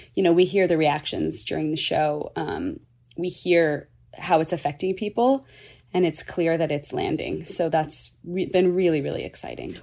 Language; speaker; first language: English; native; English